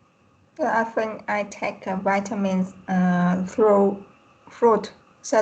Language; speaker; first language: English; non-native, learner; Vietnamese